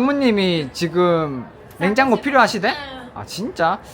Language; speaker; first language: Korean; native; Korean